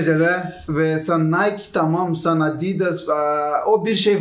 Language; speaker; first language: Turkish; non-native, learner; Portuguese